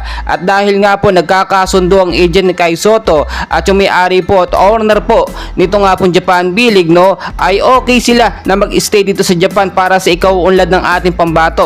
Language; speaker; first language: Filipino; native; Filipino